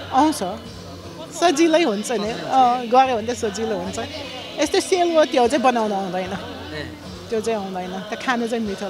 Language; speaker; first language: Nepali; early bilingual, other home language; German